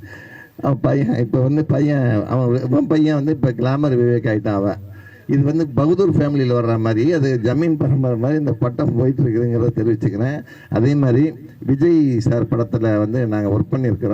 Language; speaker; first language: Tamil; native; Tamil